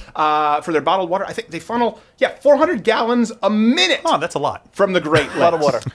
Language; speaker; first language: English; native; English